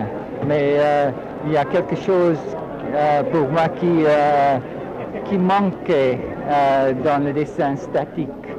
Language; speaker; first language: French; non-native, fluent; English